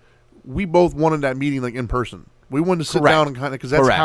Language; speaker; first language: English; native; English